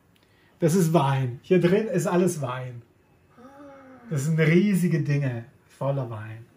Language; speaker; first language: German; non-native, fluent; Italian